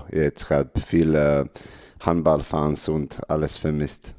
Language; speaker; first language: German; non-native, learner; Serbian